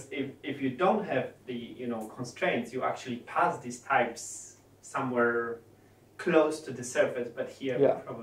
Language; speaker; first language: English; non-native, fluent; Polish